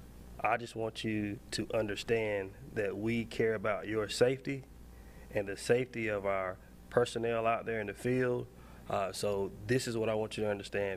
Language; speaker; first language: English; native; English